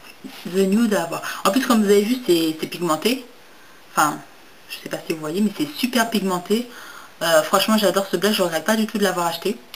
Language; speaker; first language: French; native; French